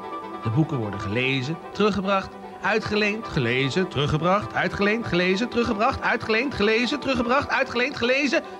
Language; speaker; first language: Dutch; native; Dutch